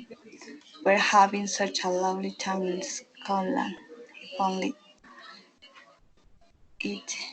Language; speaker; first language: English; non-native, learner; Spanish